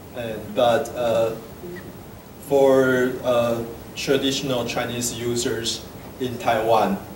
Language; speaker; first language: English; non-native, fluent; Chinese